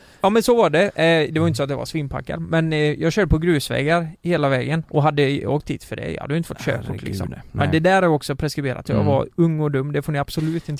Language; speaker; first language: Swedish; native; Swedish